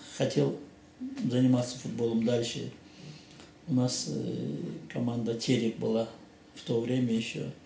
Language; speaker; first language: Russian; non-native, local second language; Chechen